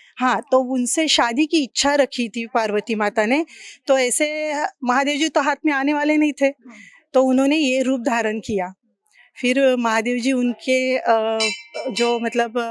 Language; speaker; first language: Hindi; non-native, local second language; Marathi